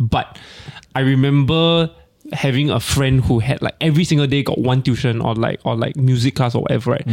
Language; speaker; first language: English; non-native, local second language; Min Nan Chinese